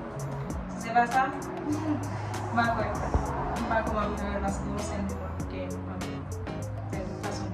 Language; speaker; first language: French; non-native, learner; Haitian Creole